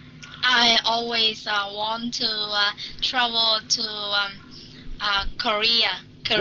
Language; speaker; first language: English; non-native, learner; Vietnamese